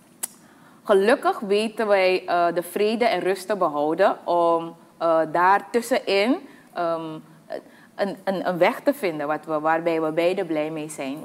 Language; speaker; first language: Dutch; native; Dutch